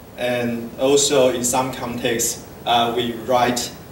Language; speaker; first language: English; non-native, fluent; Chinese